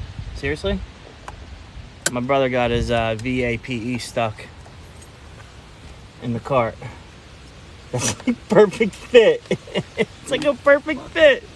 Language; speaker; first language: English; native; English